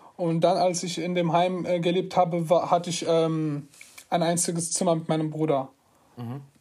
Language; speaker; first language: German; non-native, fluent; Arabic